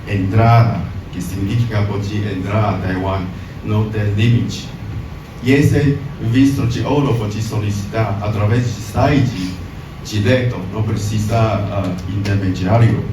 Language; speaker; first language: Portuguese; non-native, learner; Chinese